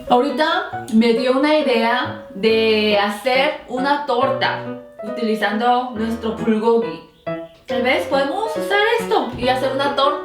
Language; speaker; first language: Spanish; non-native, fluent; Korean